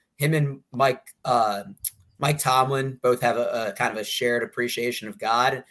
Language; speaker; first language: English; native; English